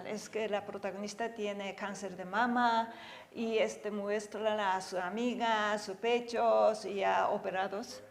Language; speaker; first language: Spanish; non-native, fluent; Japanese